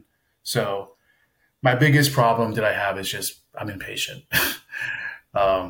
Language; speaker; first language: English; native; English